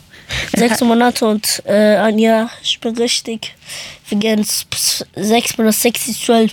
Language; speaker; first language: German; early bilingual, other home language; Persian